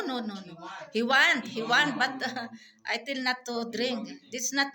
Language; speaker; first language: English; non-native, learner; Filipino